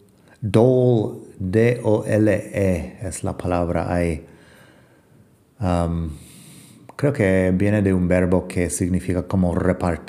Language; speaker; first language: Spanish; non-native, fluent; English